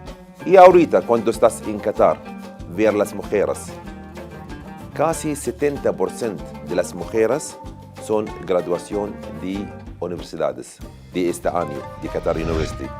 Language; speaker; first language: Spanish; non-native, fluent; Arabic